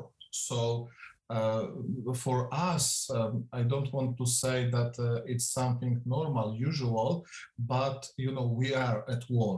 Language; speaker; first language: English; non-native, fluent; Polish